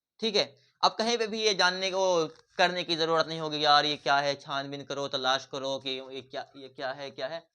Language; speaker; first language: Urdu; native; Urdu